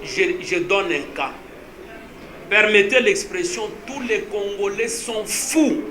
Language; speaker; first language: French; non-native, local second language; Lingala